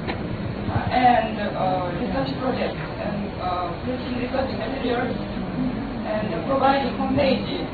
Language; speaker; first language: English; non-native, learner; Korean